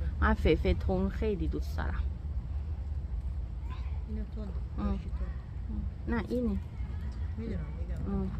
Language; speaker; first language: Persian; non-native, learner; Thai